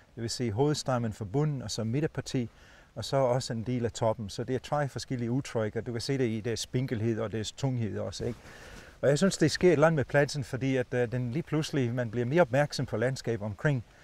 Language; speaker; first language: Danish; non-native, fluent; Italian